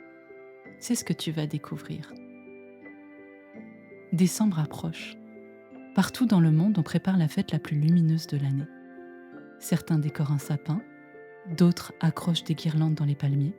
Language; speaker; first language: French; native; French